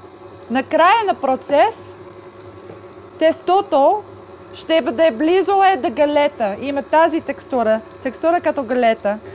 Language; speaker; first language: Bulgarian; non-native, learner; English